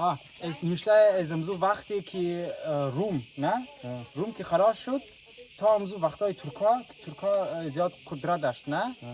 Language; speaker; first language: Persian; early bilingual, heritage; Persian